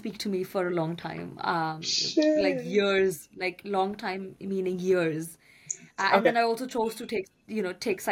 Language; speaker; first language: English; non-native, local second language; Hindi